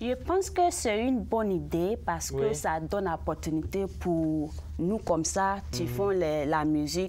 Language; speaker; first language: French; early bilingual, other home language; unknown